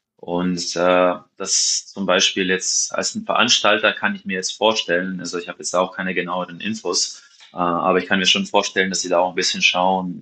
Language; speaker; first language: German; non-native, fluent; Slovenian